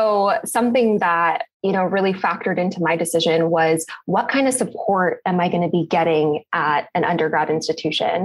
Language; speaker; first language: English; native; English